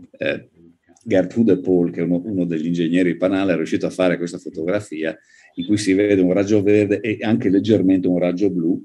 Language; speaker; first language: Italian; native; Italian